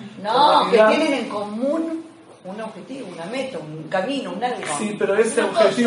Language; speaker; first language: Spanish; native; Spanish